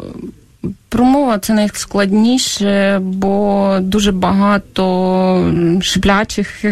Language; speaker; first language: Ukrainian; non-native, local second language; Russian